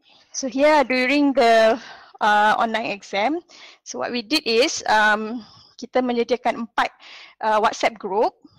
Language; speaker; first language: English; non-native, local second language; Malay